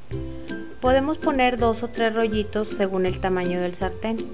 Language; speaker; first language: Spanish; native; Spanish